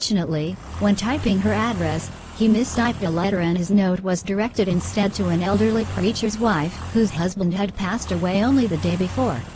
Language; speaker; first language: English; non-native, learner; Khmer